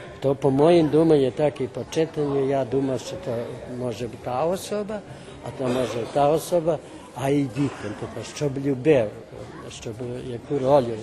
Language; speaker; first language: Ukrainian; early bilingual, heritage; Ukrainian